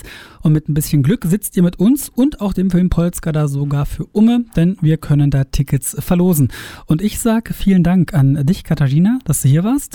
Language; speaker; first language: German; native; German